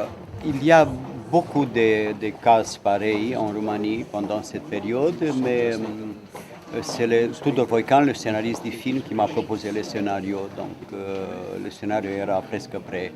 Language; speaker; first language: French; non-native, fluent; Romanian